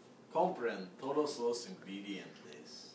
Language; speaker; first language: Spanish; non-native, learner; English